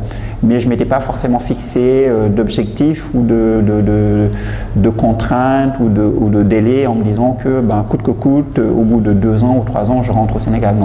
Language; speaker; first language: French; non-native, local second language; Wolof